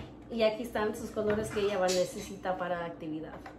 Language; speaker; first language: Spanish; early bilingual, heritage; Spanish